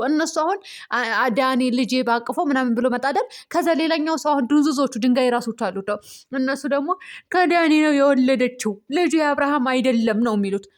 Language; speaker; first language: Amharic; native; Amharic